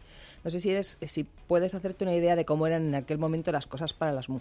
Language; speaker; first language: Spanish; native; Spanish